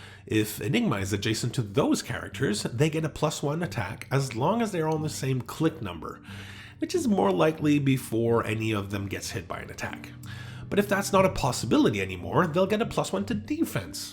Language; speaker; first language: English; native; English